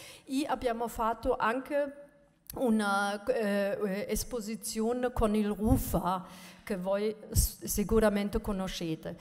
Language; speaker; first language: Italian; non-native, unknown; German